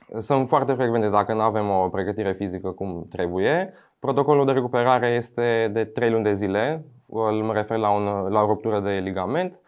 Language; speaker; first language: Romanian; non-native, fluent; Albanian